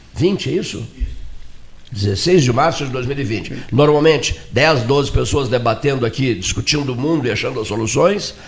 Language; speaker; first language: Portuguese; native; Portuguese